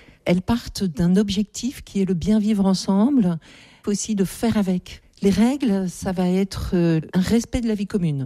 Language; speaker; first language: French; native; French